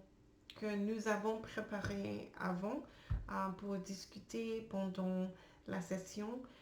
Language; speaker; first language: French; non-native, learner; English